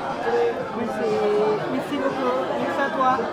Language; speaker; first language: French; non-native, learner; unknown